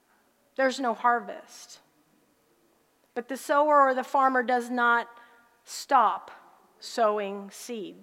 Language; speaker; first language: English; native; English